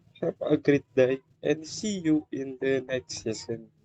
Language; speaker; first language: English; non-native, learner; Indonesian